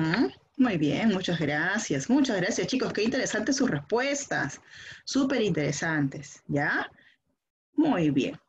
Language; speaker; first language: Spanish; native; Spanish